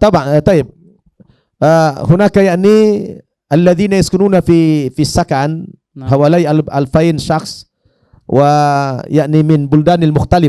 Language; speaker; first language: Arabic; non-native, fluent; Indonesian